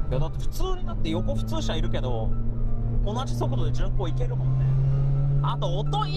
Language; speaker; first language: Japanese; native; Japanese